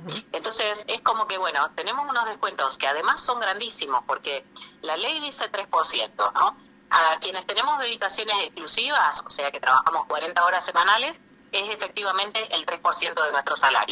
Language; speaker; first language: Spanish; native; Spanish